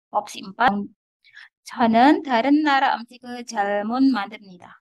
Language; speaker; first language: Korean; non-native, fluent; Indonesian